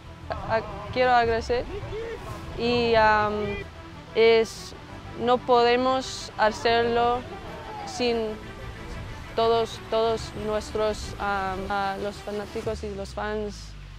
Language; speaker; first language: Spanish; non-native, learner; English